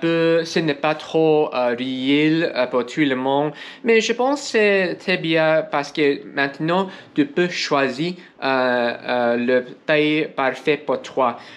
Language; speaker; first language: French; non-native, learner; English